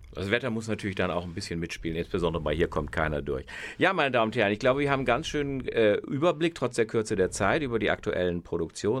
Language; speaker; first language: German; native; German